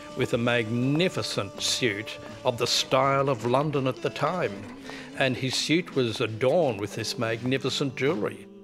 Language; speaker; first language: English; native; English